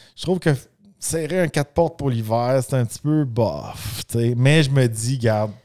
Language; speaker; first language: French; native; French